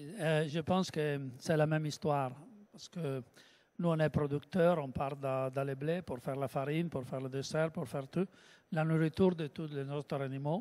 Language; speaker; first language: French; non-native, learner; Italian